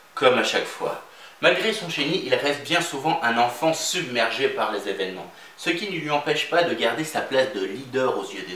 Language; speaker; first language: French; native; French